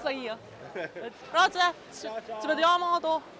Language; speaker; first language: Italian; non-native, learner; Korean